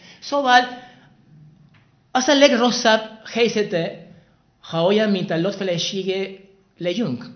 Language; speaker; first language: Hungarian; non-native, learner; Spanish